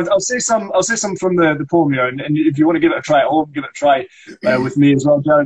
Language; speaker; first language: English; non-native, local second language; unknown